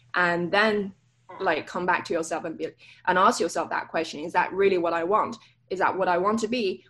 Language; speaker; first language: English; native; English